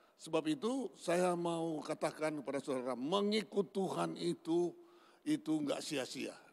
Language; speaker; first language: Indonesian; native; Indonesian